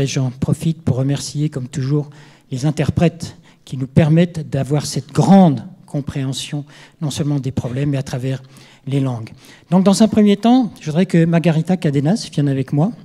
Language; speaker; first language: French; native; French